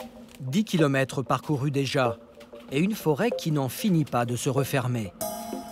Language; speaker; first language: French; native; French